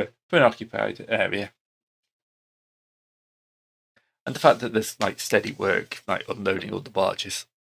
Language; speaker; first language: English; native; English